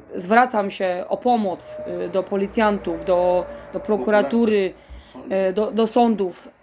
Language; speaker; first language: Polish; native; Polish